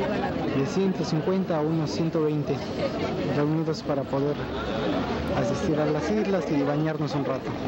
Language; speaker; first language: Spanish; native; Spanish